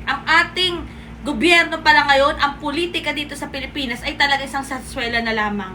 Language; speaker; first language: Filipino; native; Filipino